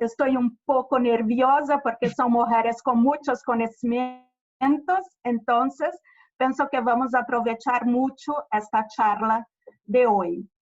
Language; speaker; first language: Spanish; non-native, fluent; Portuguese